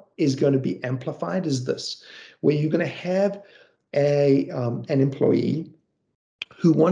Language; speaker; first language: English; native; English